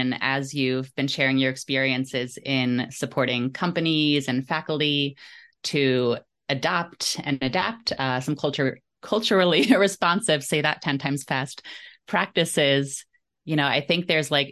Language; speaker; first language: English; early bilingual, other home language; German